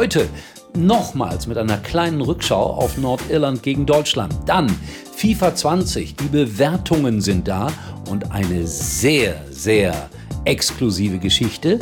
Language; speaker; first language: German; native; German